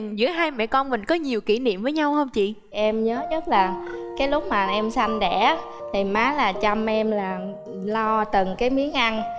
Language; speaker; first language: Vietnamese; native; Vietnamese